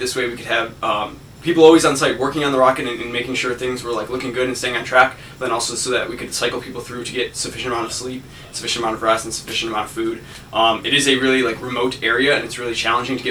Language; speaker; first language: English; native; English